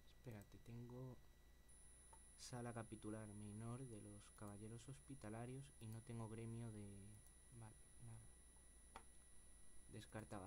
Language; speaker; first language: Spanish; native; Spanish